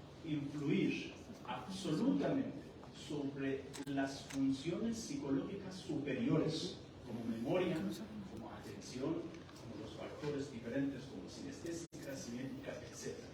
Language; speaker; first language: Spanish; non-native, fluent; Persian